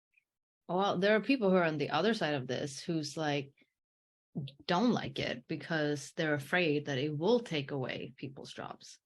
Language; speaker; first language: English; early bilingual, heritage; English